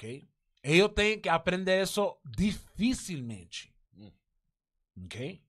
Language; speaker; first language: Portuguese; non-native, learner; Spanish